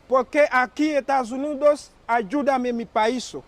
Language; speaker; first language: Spanish; non-native, learner; Haitian Creole